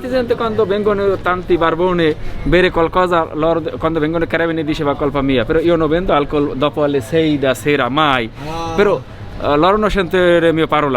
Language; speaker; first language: Italian; non-native, learner; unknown